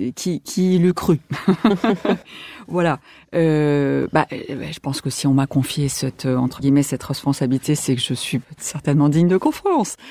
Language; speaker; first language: French; native; French